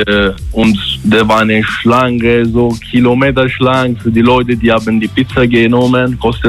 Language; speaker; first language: German; non-native, learner; Italian